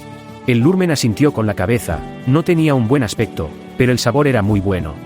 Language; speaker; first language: Spanish; native; Spanish